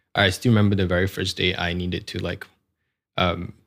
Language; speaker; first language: English; non-native, local second language; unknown